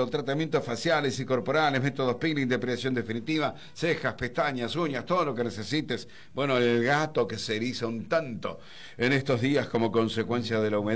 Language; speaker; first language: Spanish; native; Spanish